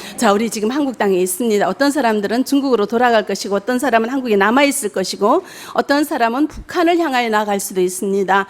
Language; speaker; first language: Korean; native; Korean